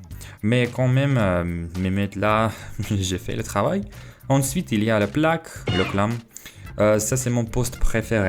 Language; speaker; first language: French; non-native, fluent; Russian